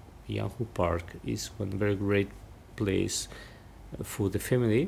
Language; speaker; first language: English; non-native, learner; German